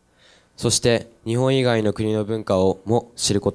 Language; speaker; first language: Japanese; non-native, learner; English